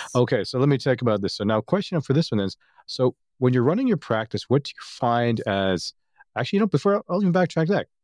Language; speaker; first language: English; native; English